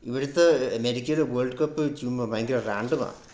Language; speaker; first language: Malayalam; early bilingual, heritage; Malayalam